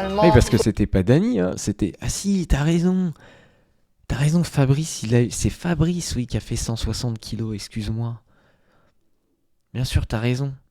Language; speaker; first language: French; native; French